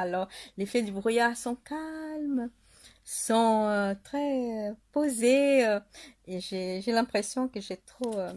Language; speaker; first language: French; non-native, fluent; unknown